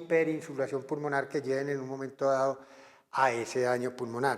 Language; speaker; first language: Spanish; native; Spanish